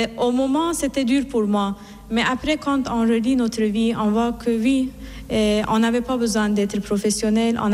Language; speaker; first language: French; non-native, fluent; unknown